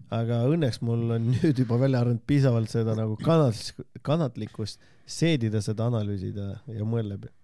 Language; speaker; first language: Estonian; non-native, local second language; Russian